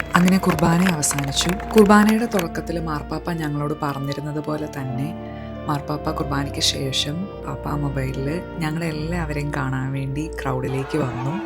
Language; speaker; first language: Malayalam; early bilingual, heritage; Malayalam